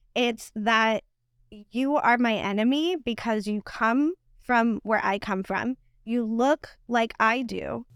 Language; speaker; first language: English; non-native, fluent; Spanish